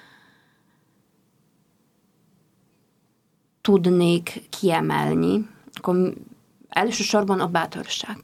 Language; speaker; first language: Hungarian; non-native, fluent; Polish